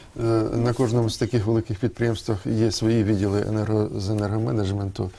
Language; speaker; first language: Ukrainian; native; Ukrainian